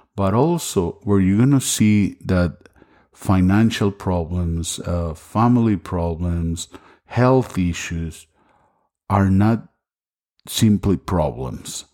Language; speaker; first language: English; non-native, fluent; Spanish